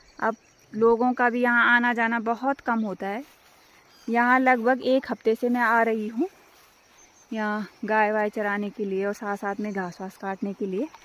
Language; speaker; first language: Hindi; non-native, local second language; Garhwali